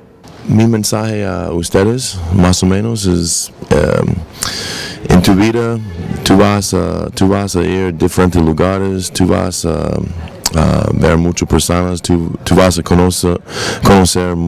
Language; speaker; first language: Spanish; non-native, learner; English